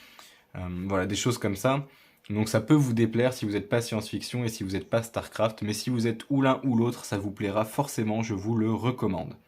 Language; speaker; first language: French; native; French